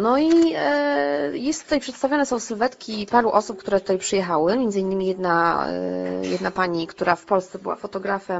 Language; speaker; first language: Polish; native; Polish